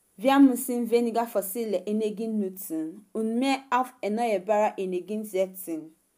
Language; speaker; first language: German; non-native, fluent; Igbo